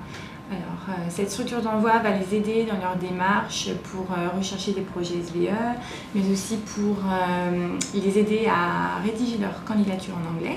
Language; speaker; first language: French; native; French